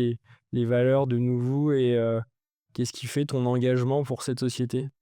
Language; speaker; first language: French; native; French